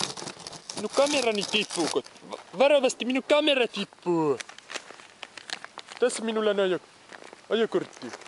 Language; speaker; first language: Finnish; non-native, learner; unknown